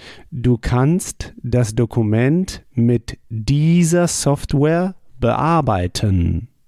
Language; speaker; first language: German; native; German